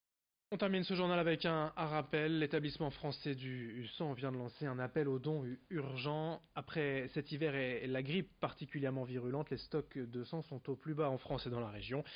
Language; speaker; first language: French; native; French